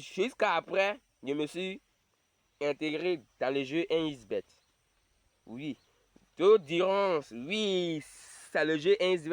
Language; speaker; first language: French; non-native, local second language; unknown